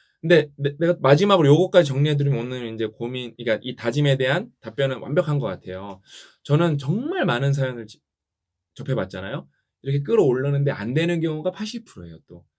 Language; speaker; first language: Korean; native; Korean